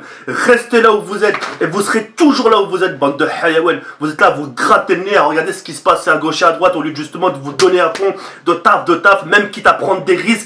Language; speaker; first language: French; native; French